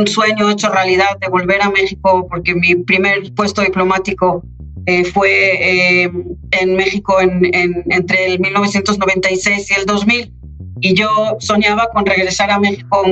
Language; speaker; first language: Spanish; non-native, fluent; Hebrew